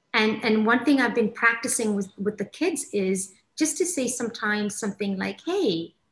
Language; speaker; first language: English; non-native, local second language; Somali